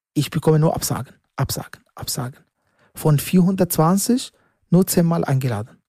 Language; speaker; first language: German; non-native, fluent; Arabic